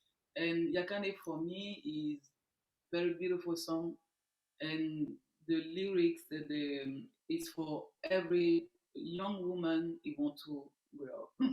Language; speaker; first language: English; non-native, learner; French